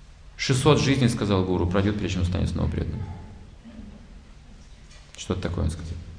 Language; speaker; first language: Russian; native; Russian